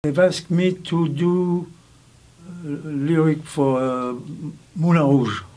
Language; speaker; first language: English; non-native, fluent; French